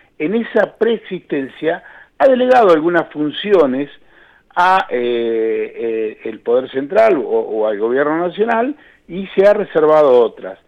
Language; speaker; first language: Spanish; native; Spanish